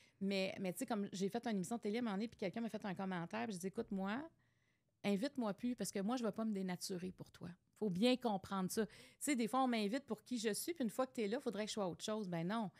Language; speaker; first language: French; native; French